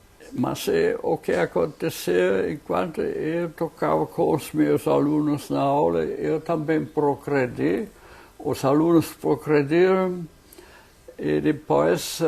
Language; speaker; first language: Portuguese; non-native, fluent; German